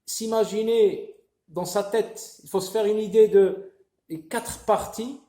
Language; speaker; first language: French; non-native, local second language; Arabic